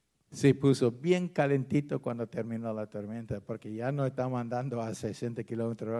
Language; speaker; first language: Spanish; non-native, fluent; English